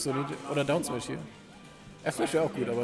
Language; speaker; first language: German; native; German